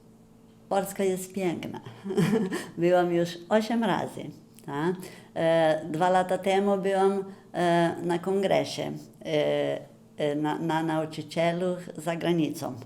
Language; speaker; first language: Polish; early bilingual, heritage; Polish